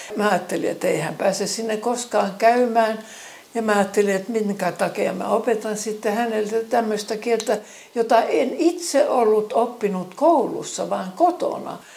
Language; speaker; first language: Finnish; early bilingual, other home language; Estonian